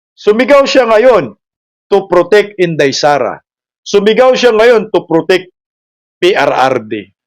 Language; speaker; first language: Filipino; non-native, local second language; Cebuano